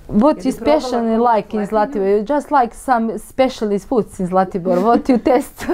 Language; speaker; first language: English; non-native, learner; Serbian